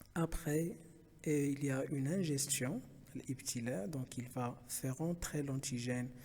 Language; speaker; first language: French; non-native, local second language; Arabic